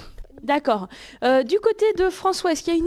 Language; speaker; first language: French; native; French